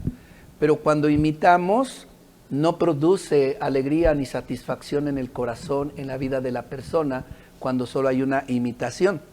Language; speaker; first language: Spanish; native; Spanish